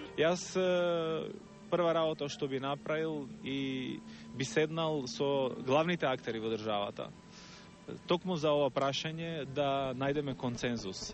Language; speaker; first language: Macedonian; non-native, local second language; Albanian